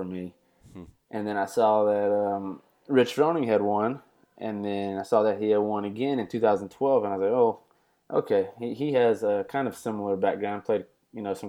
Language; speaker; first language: English; native; English